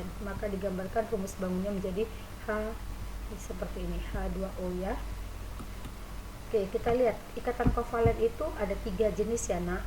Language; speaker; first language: Indonesian; native; Indonesian